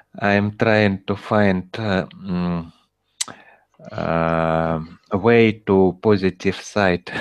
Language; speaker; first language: English; non-native, learner; Russian